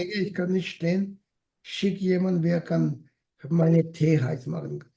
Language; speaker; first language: German; non-native, learner; Hindi